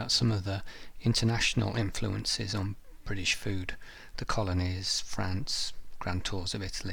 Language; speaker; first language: English; native; English